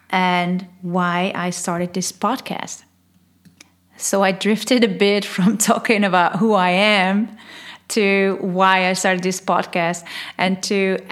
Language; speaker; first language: English; non-native, fluent; Dutch